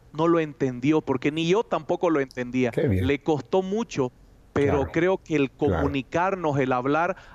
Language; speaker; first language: Spanish; native; Spanish